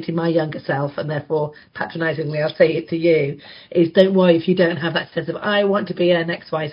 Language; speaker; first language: English; native; English